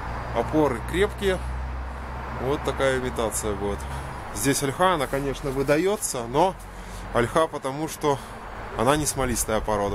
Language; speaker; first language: Russian; native; Russian